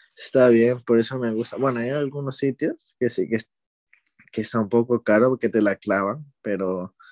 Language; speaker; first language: Spanish; native; Spanish